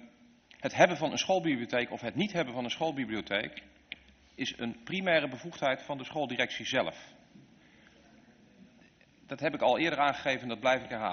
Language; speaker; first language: Dutch; native; Dutch